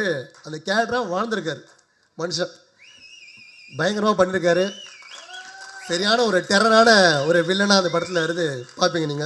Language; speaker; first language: Tamil; native; Tamil